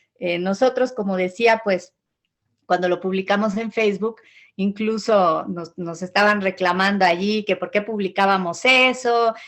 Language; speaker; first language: Spanish; native; Spanish